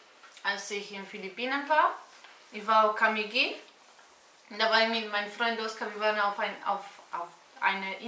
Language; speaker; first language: German; non-native, fluent; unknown